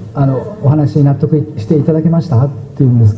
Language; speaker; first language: Japanese; native; Japanese